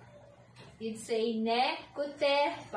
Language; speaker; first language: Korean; non-native, learner; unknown